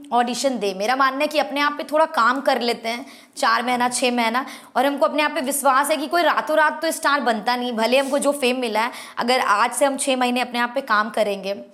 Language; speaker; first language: Hindi; native; Hindi